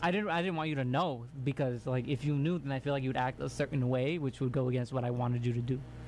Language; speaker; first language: English; early bilingual, other home language; Spanish